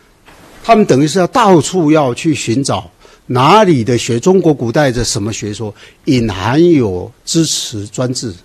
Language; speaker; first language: Chinese; native; Chinese